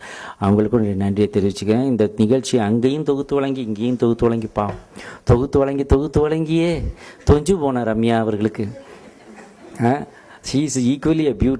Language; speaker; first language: Tamil; native; Tamil